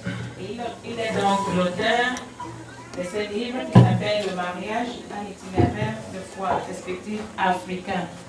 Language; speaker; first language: French; non-native, local second language; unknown